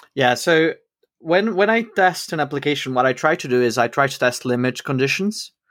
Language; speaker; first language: English; non-native, fluent; Portuguese